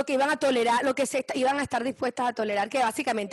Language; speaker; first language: Spanish; early bilingual, heritage; Spanish